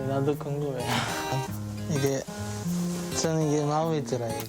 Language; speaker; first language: Korean; non-native, learner; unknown